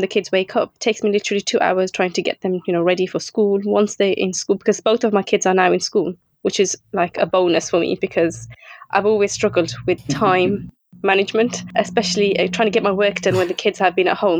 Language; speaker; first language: English; native; English